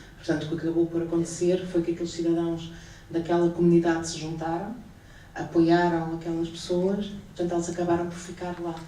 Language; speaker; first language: Portuguese; native; Portuguese